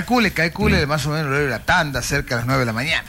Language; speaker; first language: Spanish; native; Spanish